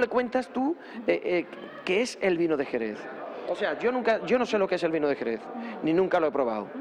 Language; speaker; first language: Spanish; native; Spanish